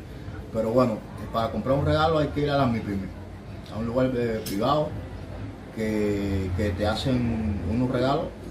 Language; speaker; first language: Spanish; native; Spanish